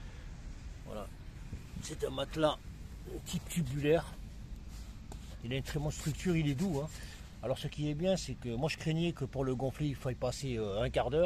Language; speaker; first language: French; non-native, local second language; Arabic